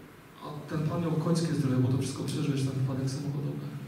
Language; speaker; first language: Polish; native; Polish